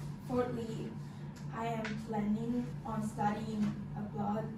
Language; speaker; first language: English; non-native, fluent; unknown